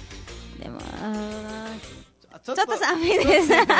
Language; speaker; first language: Japanese; non-native, learner; Nepali